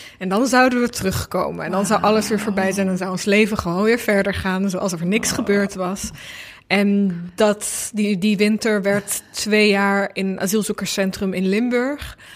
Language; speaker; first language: Dutch; early bilingual, other home language; Bosnian